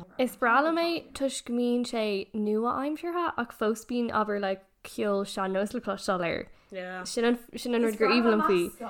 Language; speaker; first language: Irish; non-native, local second language; English